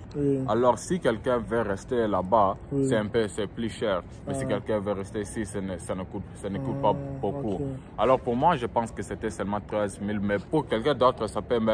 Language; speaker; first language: French; early bilingual, heritage; French